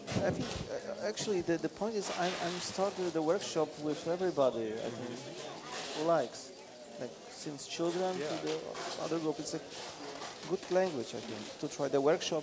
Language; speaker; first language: English; non-native, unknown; Polish